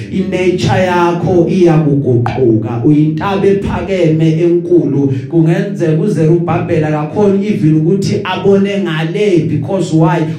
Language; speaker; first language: Zulu; native; Zulu